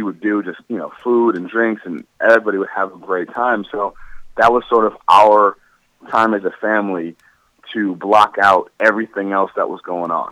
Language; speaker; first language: English; native; English